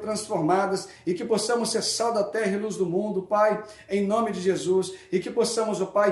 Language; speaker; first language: Portuguese; native; Portuguese